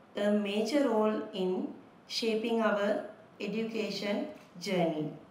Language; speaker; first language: English; non-native, local second language; Sinhala